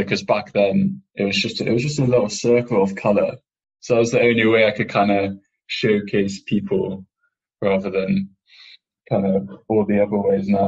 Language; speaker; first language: English; native; English